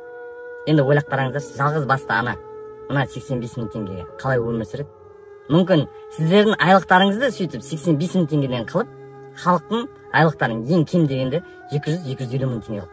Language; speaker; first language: Kazakh; native; Kazakh